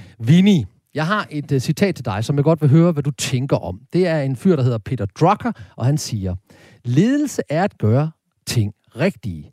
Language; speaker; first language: Danish; native; Danish